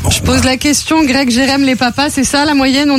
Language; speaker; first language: French; native; French